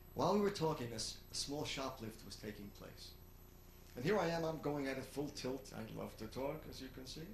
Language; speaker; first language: English; native; English